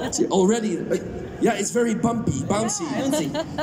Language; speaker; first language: English; non-native, fluent; Dutch